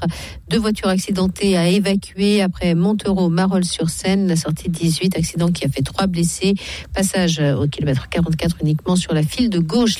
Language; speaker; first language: French; native; French